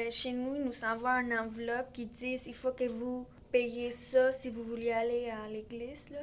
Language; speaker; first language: French; early bilingual, other home language; Spanish